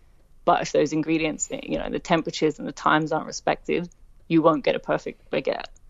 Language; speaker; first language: English; native; English